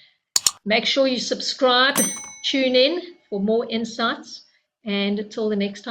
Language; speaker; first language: English; native; English